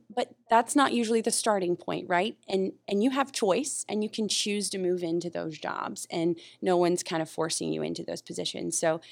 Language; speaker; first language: English; native; English